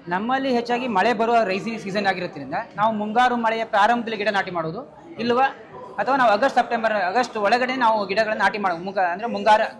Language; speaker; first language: Kannada; native; Kannada